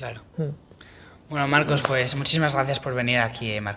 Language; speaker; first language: Spanish; native; Spanish